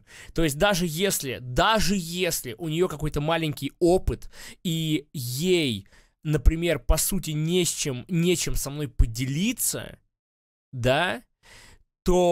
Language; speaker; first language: Russian; native; Russian